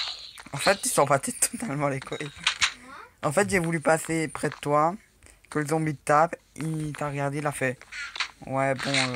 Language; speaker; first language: French; native; French